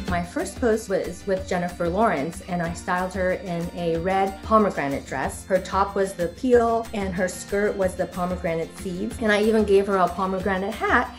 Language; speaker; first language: English; native; English